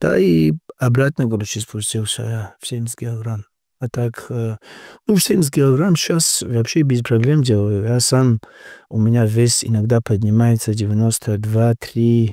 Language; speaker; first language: Russian; non-native, local second language; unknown